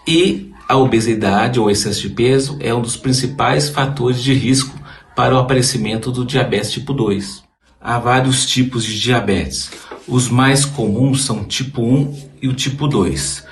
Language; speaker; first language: Portuguese; native; Portuguese